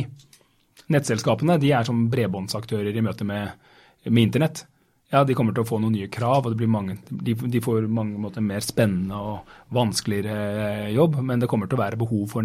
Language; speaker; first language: Norwegian; native; Norwegian